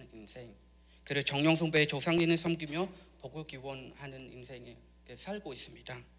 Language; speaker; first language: Korean; non-native, learner; Khmer